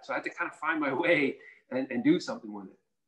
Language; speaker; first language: English; native; English